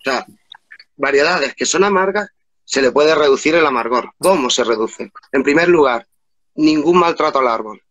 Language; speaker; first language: Spanish; native; Spanish